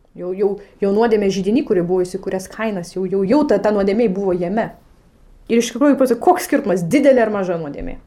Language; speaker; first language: Lithuanian; non-native, fluent; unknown